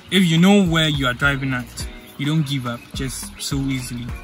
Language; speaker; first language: English; non-native, local second language; Akan